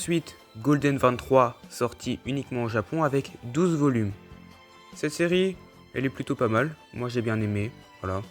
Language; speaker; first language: French; native; French